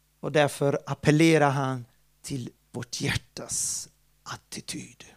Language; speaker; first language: Swedish; non-native, fluent; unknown